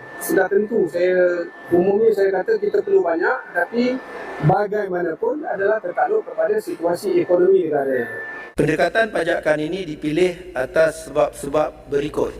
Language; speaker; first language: Malay; native; Malay